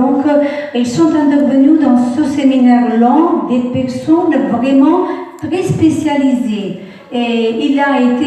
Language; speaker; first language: French; non-native, fluent; Italian